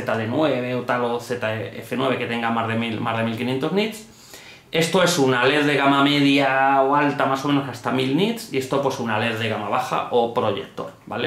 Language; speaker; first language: Spanish; native; Spanish